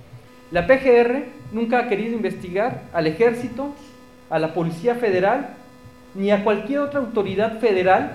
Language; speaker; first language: Spanish; native; Spanish